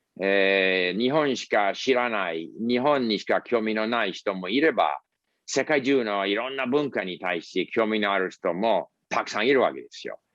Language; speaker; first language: Japanese; non-native, fluent; English